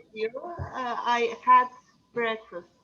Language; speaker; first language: English; non-native, learner; Turkish